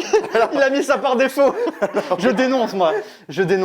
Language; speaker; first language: French; native; French